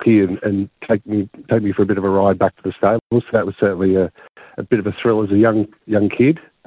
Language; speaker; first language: English; native; English